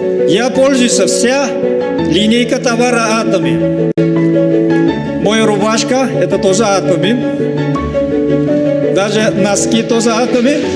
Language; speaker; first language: Russian; non-native, learner; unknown